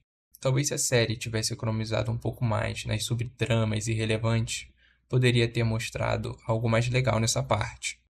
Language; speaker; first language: Portuguese; native; Portuguese